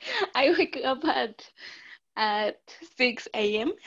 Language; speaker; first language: English; non-native, learner; Spanish